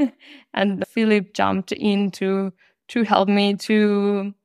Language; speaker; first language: English; non-native, fluent; Spanish